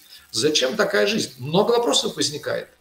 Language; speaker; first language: Russian; native; Russian